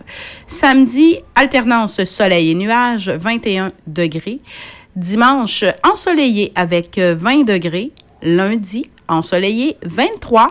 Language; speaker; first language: French; native; French